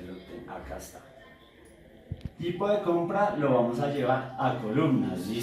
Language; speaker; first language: Spanish; native; Spanish